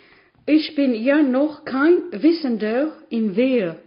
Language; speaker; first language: German; non-native, learner; French